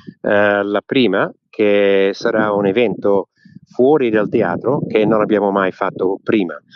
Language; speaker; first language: Italian; early bilingual, heritage; English